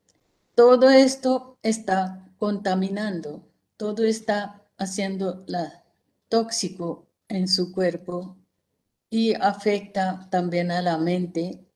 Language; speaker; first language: Spanish; non-native, fluent; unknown